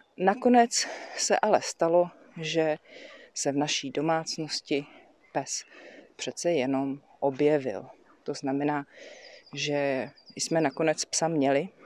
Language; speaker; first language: Czech; native; Czech